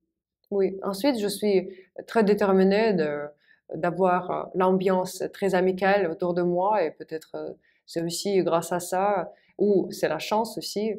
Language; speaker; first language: French; non-native, fluent; Russian